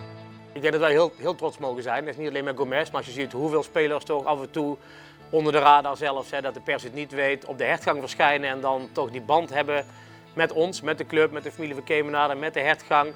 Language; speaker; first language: Dutch; native; Dutch